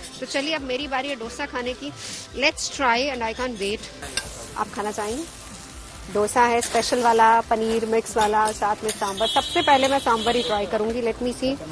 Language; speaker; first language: Hindi; native; Hindi